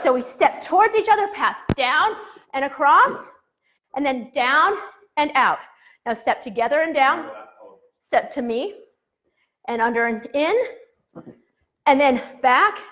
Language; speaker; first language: English; native; English